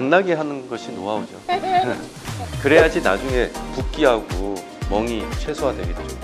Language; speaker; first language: Korean; native; Korean